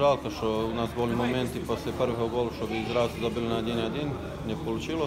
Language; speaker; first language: Ukrainian; non-native, learner; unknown